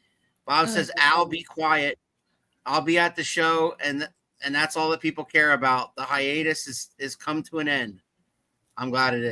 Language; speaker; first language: English; native; English